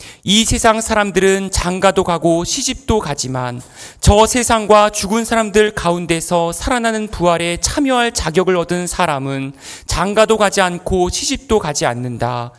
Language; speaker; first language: Korean; native; Korean